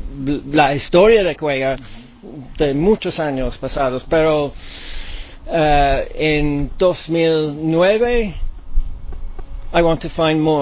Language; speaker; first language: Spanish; non-native, learner; English